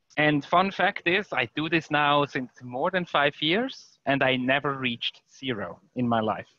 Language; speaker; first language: English; non-native, fluent; German